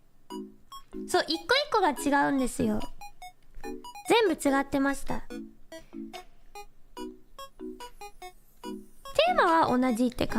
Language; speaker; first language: Japanese; non-native, learner; English